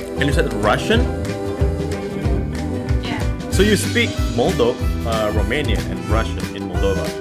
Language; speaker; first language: English; non-native, fluent; Indonesian